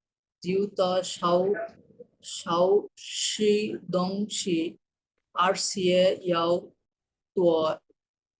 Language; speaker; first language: Chinese; non-native, learner; Bangla